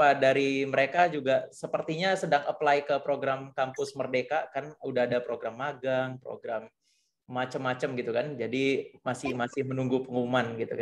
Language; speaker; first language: Indonesian; native; Indonesian